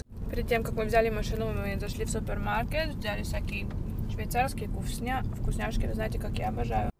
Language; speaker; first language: Russian; early bilingual, heritage; Russian